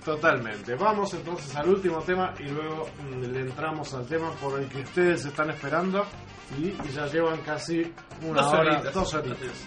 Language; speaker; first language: Spanish; native; Spanish